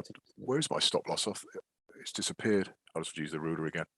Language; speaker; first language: English; native; English